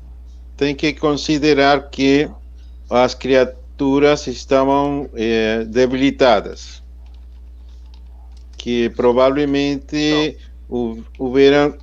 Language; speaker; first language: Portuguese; non-native, fluent; Spanish